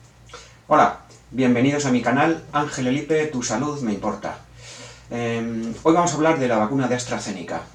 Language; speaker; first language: Spanish; native; Spanish